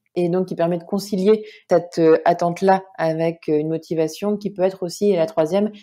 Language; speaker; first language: French; native; French